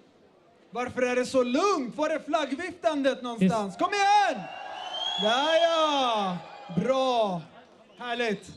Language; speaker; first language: Swedish; early bilingual, other home language; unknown